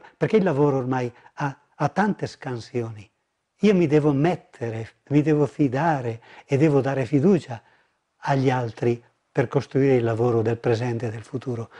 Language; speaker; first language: Italian; native; Italian